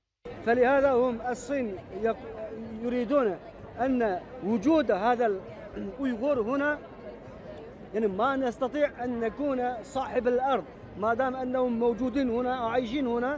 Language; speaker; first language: Arabic; non-native, learner; Uyghur